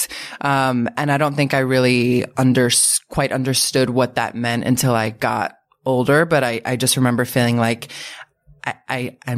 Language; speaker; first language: English; native; English